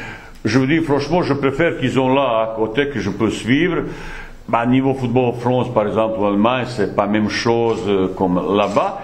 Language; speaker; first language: French; non-native, fluent; Bosnian